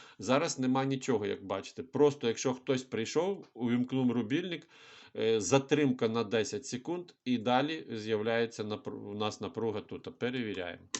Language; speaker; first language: Ukrainian; non-native, local second language; Russian